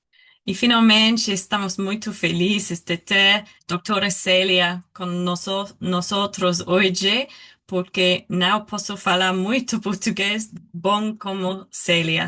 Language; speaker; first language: Portuguese; non-native, learner; English